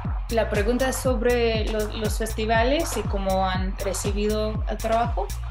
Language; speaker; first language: Spanish; non-native, fluent; English